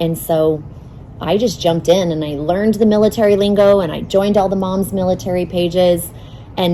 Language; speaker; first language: English; native; English